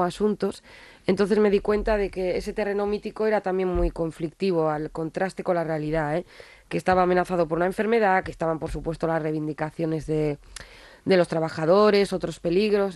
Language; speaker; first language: Spanish; native; Spanish